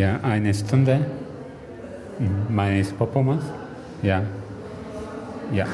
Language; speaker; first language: German; non-native, learner; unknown